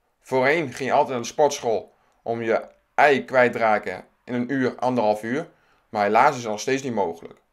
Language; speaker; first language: Dutch; native; Dutch